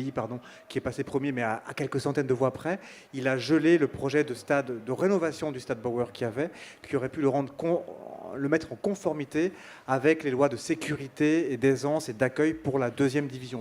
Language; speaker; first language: French; native; French